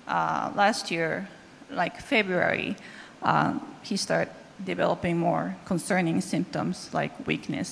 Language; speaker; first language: English; non-native, fluent; Japanese